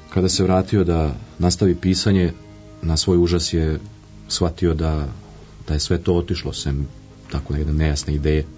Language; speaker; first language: Serbian; native; Serbian